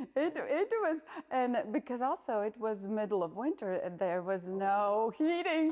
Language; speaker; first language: English; non-native, fluent; Latvian